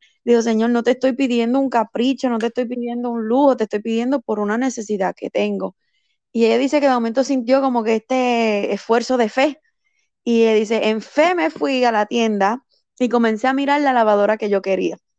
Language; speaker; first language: Spanish; early bilingual, heritage; Spanish